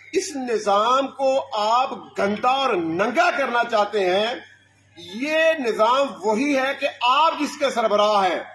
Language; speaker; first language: Urdu; non-native, local second language; Punjabi